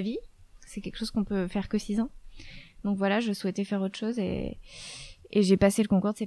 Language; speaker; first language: French; native; French